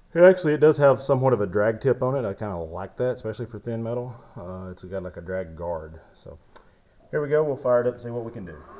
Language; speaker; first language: English; native; English